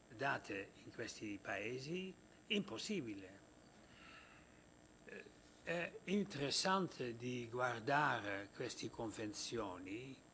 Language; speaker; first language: Italian; non-native, fluent; Dutch